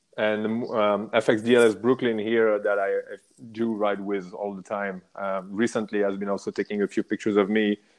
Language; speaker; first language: English; non-native, fluent; French